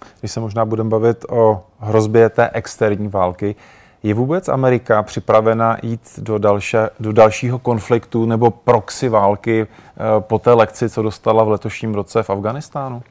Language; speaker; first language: Czech; native; Czech